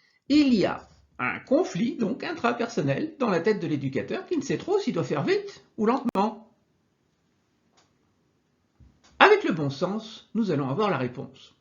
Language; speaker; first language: French; native; French